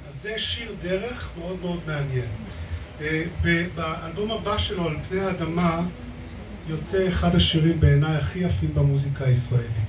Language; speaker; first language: Hebrew; native; Hebrew